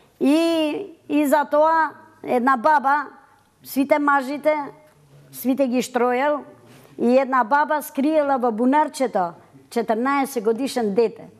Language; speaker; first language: Macedonian; early bilingual, heritage; Macedonian